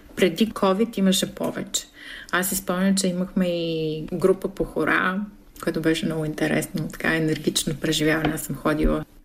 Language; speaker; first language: Bulgarian; native; Bulgarian